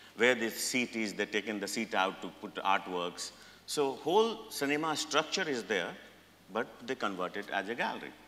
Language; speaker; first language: English; non-native, local second language; Hindi